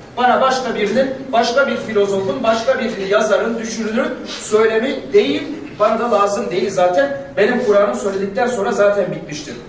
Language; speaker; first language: Turkish; non-native, local second language; Kurdish